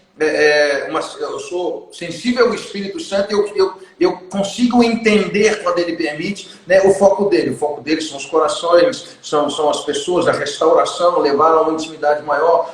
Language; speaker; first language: Portuguese; non-native, fluent; English